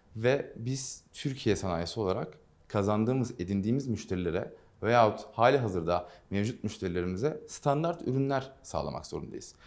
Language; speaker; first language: Turkish; non-native, local second language; Dutch